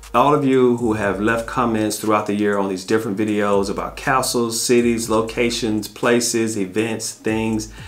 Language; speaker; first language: English; native; English